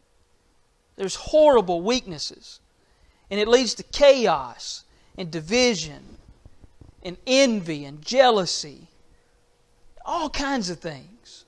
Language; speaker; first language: English; native; English